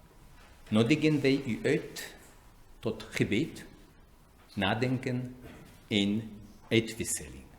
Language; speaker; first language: Dutch; non-native, fluent; French